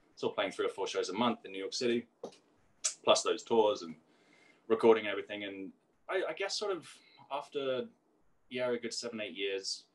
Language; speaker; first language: English; native; English